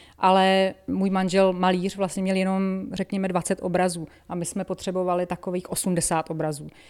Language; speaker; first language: Czech; native; Czech